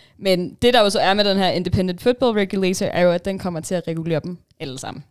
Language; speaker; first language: Danish; early bilingual, heritage; Danish